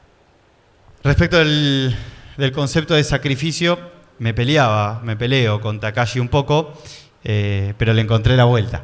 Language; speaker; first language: Spanish; native; Spanish